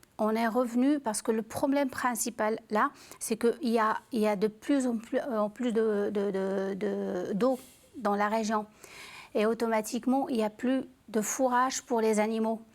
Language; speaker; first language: French; non-native, local second language; Arabic